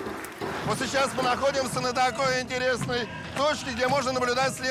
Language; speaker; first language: Russian; native; Russian